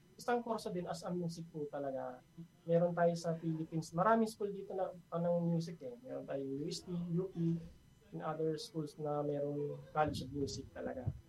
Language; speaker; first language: Filipino; non-native, local second language; Bikol